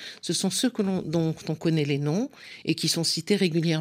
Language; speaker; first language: French; non-native, local second language; Arabic